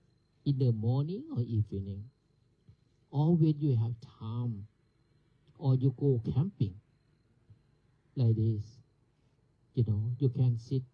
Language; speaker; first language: English; non-native, learner; Thai